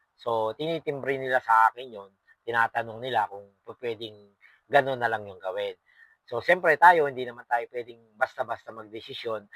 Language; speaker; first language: Filipino; non-native, local second language; Pampanga